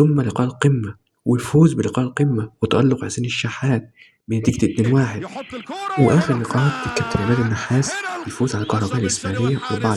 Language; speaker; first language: Arabic; native; Arabic